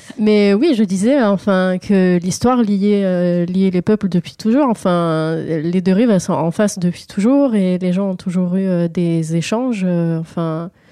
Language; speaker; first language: French; early bilingual, other home language; Arabic